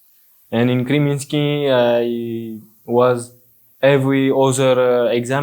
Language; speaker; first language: English; non-native, learner; French